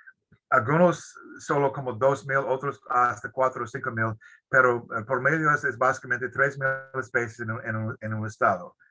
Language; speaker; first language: Spanish; non-native, fluent; English